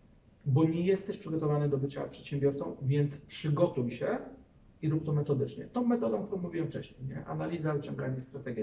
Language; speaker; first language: Polish; native; Polish